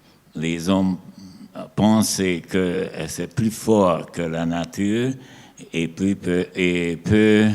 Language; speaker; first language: French; non-native, learner; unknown